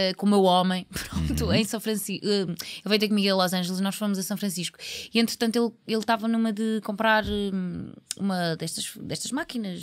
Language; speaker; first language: Portuguese; native; Portuguese